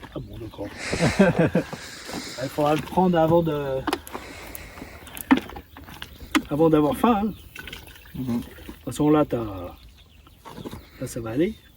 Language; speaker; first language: French; native; French